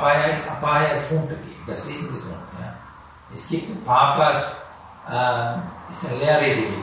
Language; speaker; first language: German; non-native, learner; Sinhala